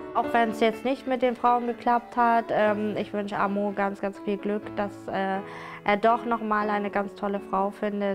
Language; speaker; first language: German; native; German